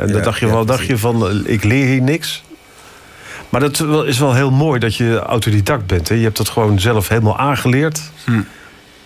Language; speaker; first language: Dutch; native; Dutch